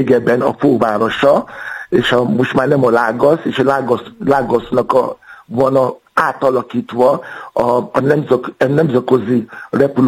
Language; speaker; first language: Hungarian; non-native, learner; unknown